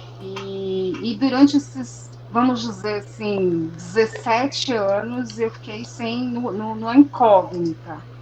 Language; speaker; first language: Portuguese; native; Portuguese